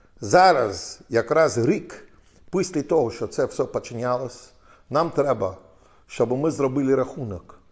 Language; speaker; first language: Ukrainian; non-native, fluent; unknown